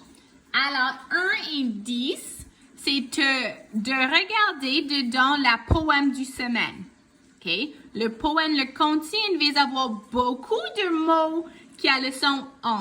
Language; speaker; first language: French; non-native, local second language; English